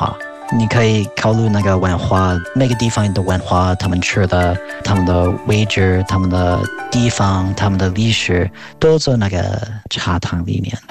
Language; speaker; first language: Chinese; non-native, fluent; English